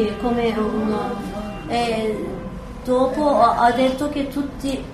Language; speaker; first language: Italian; non-native, learner; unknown